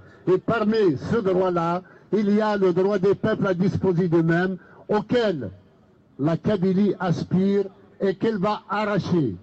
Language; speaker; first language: French; non-native, local second language; Kabyle